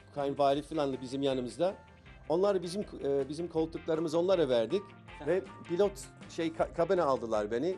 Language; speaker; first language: Turkish; non-native, fluent; English